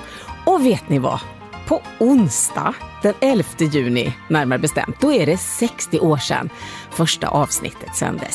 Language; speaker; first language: Swedish; native; Swedish